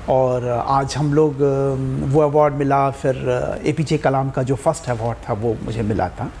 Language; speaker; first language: Hindi; native; Hindi